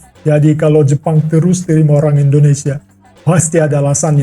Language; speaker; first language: Indonesian; non-native, fluent; Russian